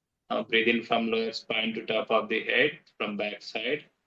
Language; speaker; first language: English; non-native, local second language; Telugu